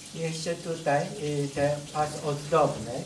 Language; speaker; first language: Polish; non-native, learner; Japanese